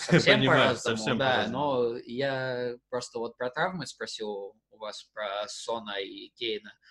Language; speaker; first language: Russian; native; Russian